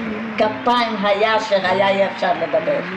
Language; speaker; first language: Hebrew; non-native, fluent; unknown